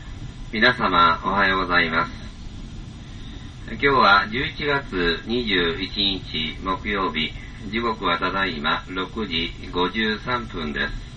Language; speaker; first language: Japanese; native; Japanese